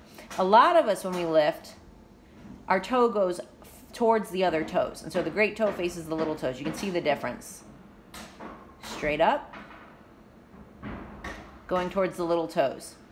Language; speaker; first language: English; native; English